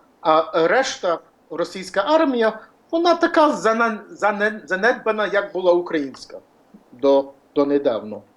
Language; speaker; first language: Ukrainian; early bilingual, heritage; Ukrainian